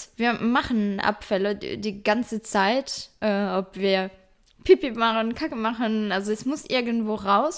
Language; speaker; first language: German; non-native, fluent; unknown